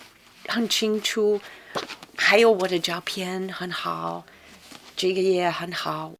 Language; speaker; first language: Chinese; non-native, fluent; English